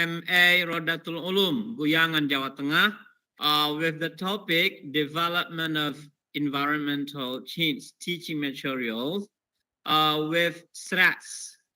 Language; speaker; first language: English; non-native, fluent; Indonesian